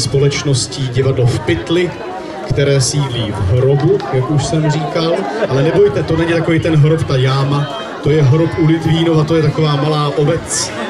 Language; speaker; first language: Czech; native; Czech